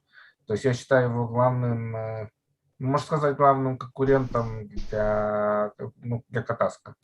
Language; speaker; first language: Russian; native; Russian